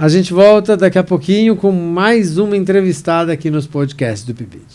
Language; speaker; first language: Portuguese; native; Portuguese